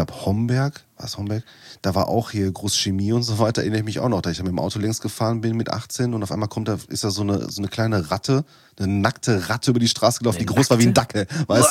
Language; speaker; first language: German; native; German